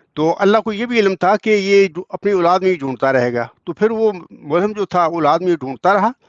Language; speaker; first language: Urdu; non-native, local second language; Punjabi